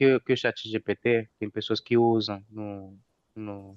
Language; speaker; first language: Portuguese; non-native, fluent; Spanish